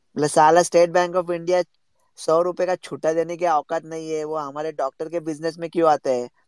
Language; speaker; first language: Hindi; non-native, local second language; Marathi